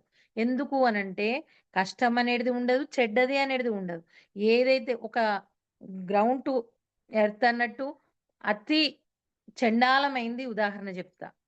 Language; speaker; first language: Telugu; native; Telugu